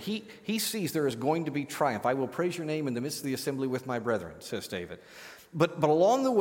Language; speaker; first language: English; native; English